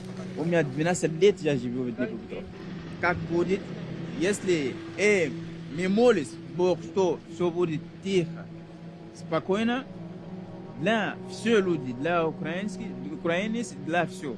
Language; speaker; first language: Russian; non-native, learner; Arabic